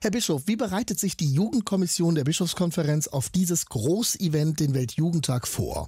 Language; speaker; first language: German; native; German